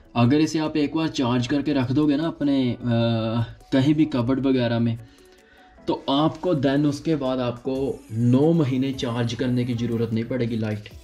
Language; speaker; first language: Hindi; native; Hindi